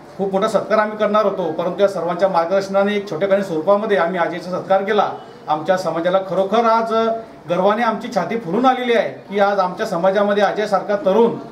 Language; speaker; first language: Marathi; non-native, local second language; Lambadi